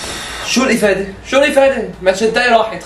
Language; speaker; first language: Arabic; native; Arabic